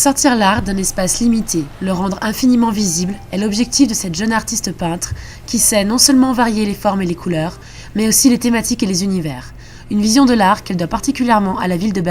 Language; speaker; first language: French; native; French